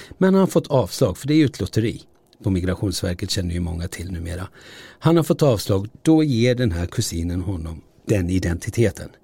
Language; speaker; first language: Swedish; early bilingual, other home language; Turoyo